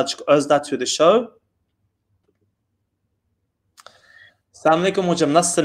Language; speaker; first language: Turkish; non-native, fluent; Uyghur